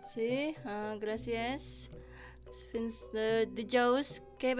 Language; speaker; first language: Catalan; non-native, learner; Indonesian